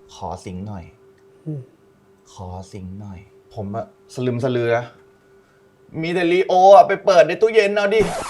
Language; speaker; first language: Thai; native; Thai